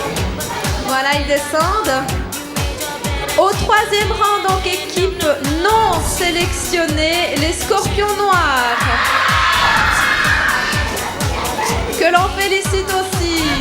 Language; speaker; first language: French; native; French